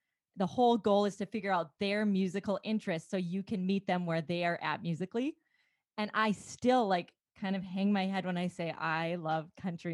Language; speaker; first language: English; native; English